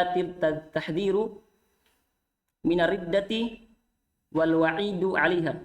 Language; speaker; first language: Arabic; non-native, learner; Indonesian